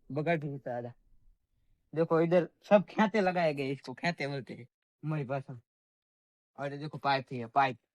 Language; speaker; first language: Hindi; non-native, local second language; Gujarati